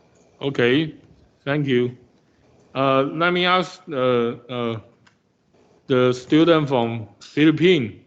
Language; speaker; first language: English; non-native, fluent; Chinese